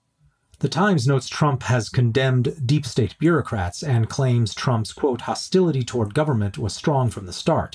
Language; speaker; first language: English; native; English